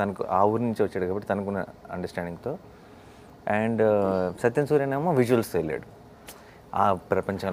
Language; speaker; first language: Telugu; native; Telugu